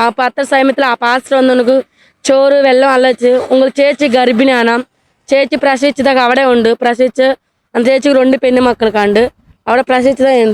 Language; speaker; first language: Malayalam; non-native, learner; Tamil